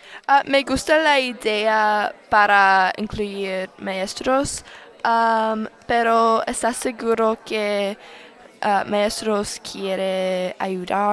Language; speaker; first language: Spanish; non-native, learner; English